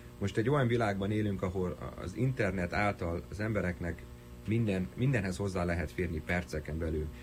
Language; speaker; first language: Hungarian; early bilingual, heritage; Hungarian